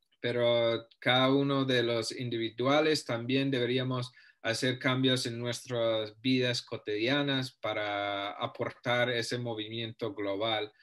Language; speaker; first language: Spanish; non-native, fluent; English